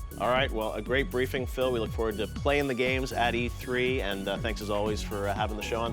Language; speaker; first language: English; native; English